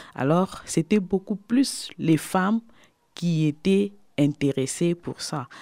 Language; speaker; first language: French; non-native, local second language; Lingala